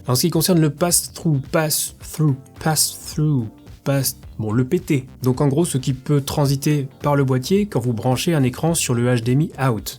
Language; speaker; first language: French; native; French